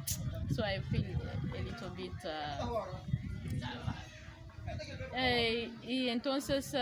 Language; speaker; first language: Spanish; non-native, learner; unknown